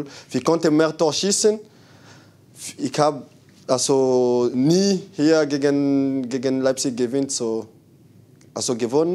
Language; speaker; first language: German; non-native, fluent; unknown